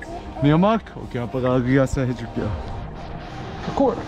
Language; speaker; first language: Korean; early bilingual, heritage; English